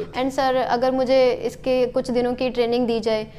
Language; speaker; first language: Hindi; native; Hindi